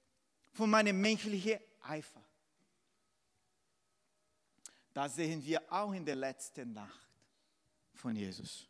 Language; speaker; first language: German; non-native, fluent; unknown